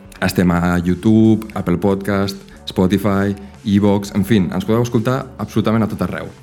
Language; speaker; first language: Catalan; native; Catalan